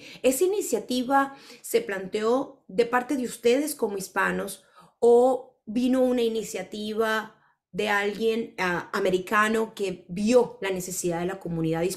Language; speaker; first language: Spanish; native; Spanish